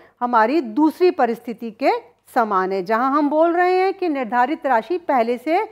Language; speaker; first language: Hindi; native; Hindi